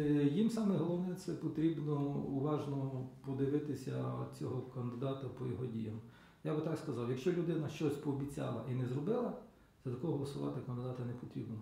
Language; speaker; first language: Ukrainian; native; Ukrainian